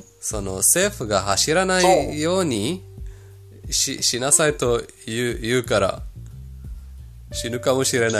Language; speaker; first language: Japanese; non-native, fluent; Persian